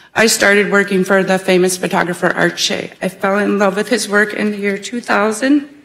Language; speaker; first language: English; native; English